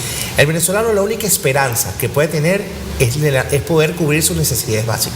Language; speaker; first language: Spanish; native; Spanish